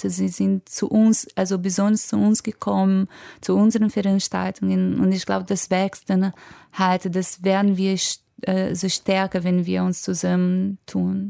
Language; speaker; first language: German; non-native, fluent; Portuguese